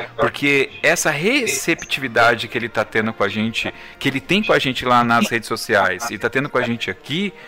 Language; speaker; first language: Portuguese; native; Portuguese